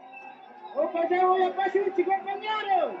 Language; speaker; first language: Spanish; native; Spanish